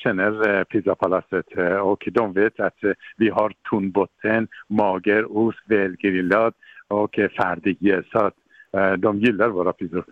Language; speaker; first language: Swedish; non-native, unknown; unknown